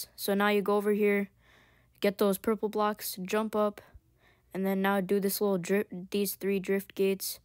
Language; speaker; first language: English; native; English